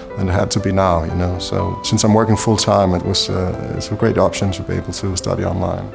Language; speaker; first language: English; non-native, fluent; Danish